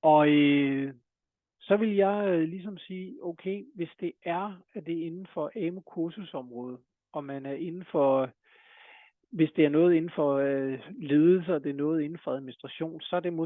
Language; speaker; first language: Danish; native; Danish